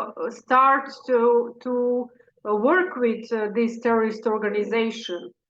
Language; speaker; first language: English; non-native, fluent; Serbian